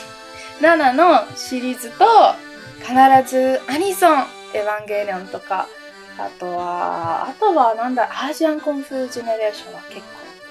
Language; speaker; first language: Japanese; non-native, fluent; Italian